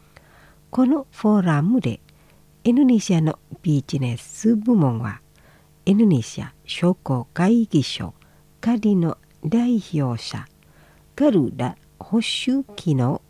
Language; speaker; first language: Japanese; non-native, fluent; Indonesian